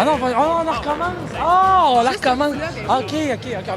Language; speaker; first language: French; native; French